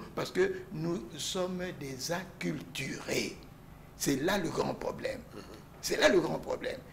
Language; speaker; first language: French; non-native, local second language; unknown